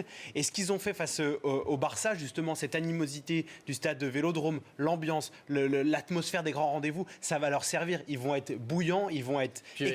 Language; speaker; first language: French; native; French